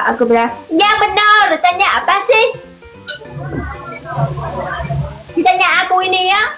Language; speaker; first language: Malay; non-native, learner; Vietnamese